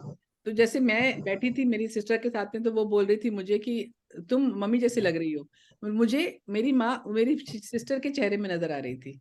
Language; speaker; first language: Hindi; native; Hindi